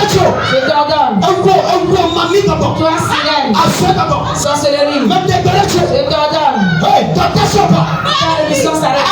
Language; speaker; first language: French; non-native, local second language; Ewe